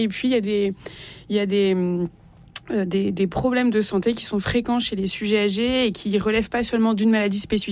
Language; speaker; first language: French; native; French